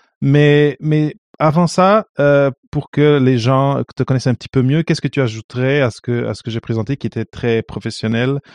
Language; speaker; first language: French; non-native, fluent; Portuguese